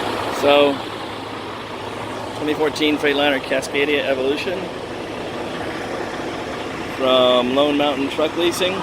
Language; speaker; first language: English; native; English